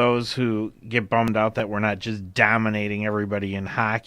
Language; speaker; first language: English; native; English